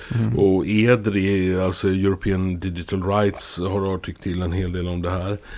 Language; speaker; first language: Swedish; native; Swedish